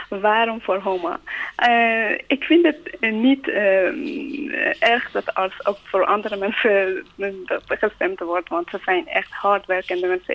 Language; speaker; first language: Dutch; non-native, learner; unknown